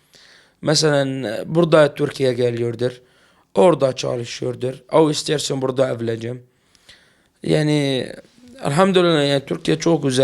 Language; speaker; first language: Turkish; non-native, learner; Arabic